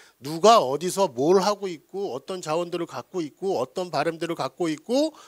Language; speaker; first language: Korean; native; Korean